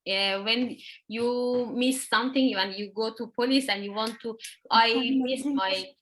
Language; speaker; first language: English; non-native, learner; Persian